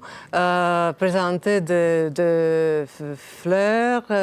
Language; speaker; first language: French; non-native, fluent; Latvian